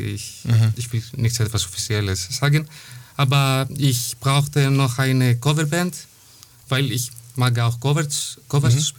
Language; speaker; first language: German; non-native, learner; Greek